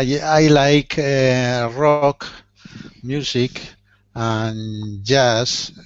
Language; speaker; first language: English; non-native, learner; Spanish